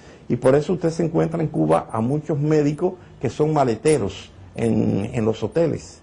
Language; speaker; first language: Spanish; native; Spanish